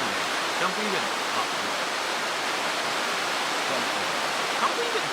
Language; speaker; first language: Japanese; native; Japanese